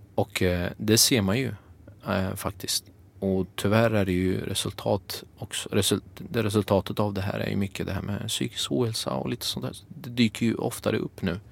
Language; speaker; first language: Swedish; early bilingual, other home language; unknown